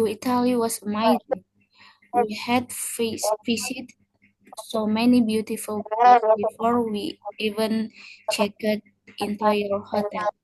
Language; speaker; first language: English; non-native, learner; Indonesian